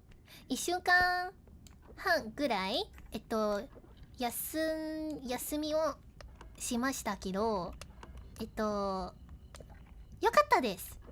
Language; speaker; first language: Japanese; non-native, learner; English